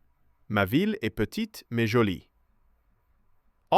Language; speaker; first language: French; non-native, fluent; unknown